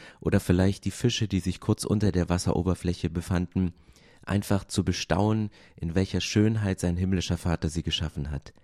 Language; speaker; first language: German; native; German